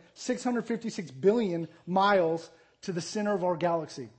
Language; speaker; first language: English; native; English